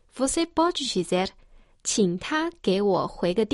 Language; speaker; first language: Portuguese; non-native, fluent; Chinese